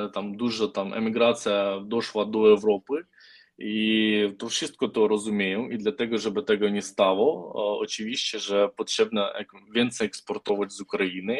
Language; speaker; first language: Polish; non-native, learner; Ukrainian